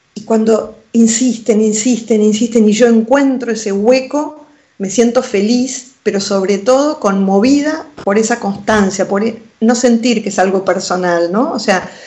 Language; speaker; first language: Spanish; native; Spanish